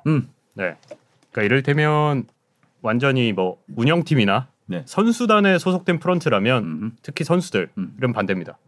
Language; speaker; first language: Korean; native; Korean